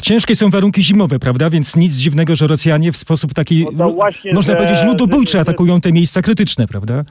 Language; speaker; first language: Polish; native; Polish